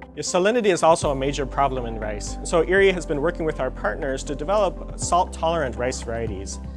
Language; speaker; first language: English; native; English